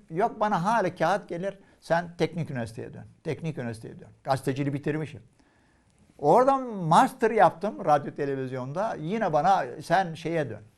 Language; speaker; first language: Turkish; non-native, fluent; Arabic